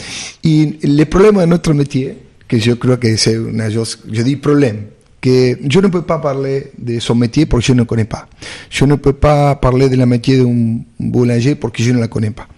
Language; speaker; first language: French; non-native, fluent; Spanish